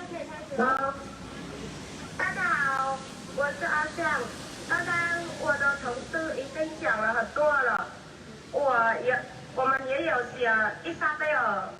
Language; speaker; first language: Chinese; non-native, fluent; Vietnamese